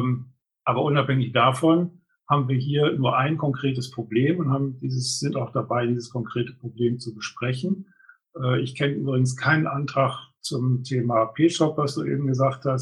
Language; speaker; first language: German; native; German